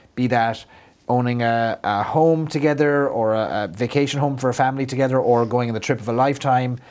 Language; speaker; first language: English; native; English